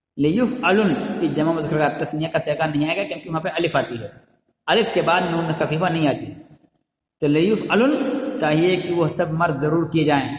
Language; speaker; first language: Urdu; native; Urdu